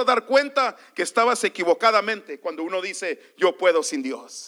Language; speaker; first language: Spanish; early bilingual, heritage; Spanish